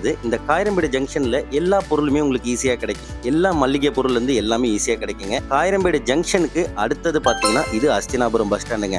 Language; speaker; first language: Tamil; native; Tamil